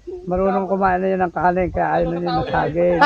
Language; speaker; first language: Filipino; native; Filipino